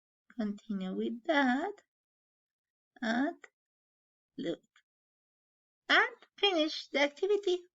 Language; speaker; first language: English; non-native, learner; Spanish